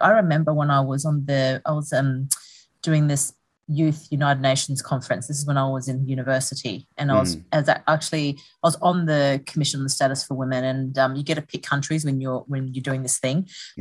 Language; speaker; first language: English; native; English